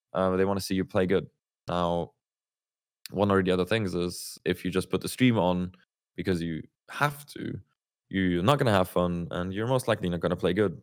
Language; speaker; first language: English; non-native, fluent; German